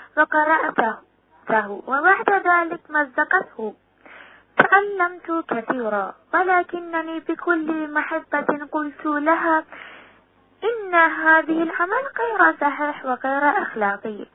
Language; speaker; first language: Arabic; non-native, local second language; Persian